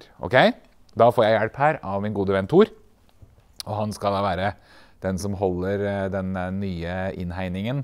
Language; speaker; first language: Norwegian; native; Norwegian